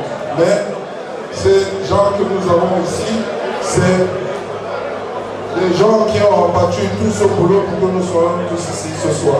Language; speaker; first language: French; non-native, learner; English